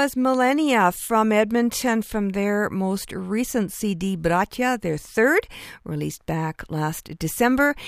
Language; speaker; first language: English; native; English